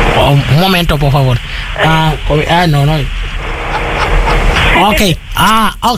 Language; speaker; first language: Spanish; non-native, learner; Portuguese